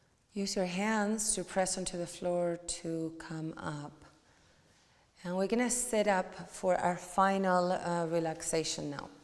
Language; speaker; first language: English; non-native, fluent; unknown